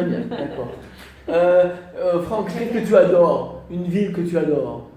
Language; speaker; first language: French; non-native, fluent; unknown